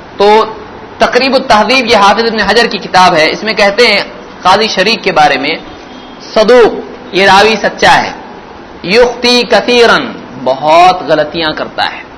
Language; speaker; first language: Urdu; native; Urdu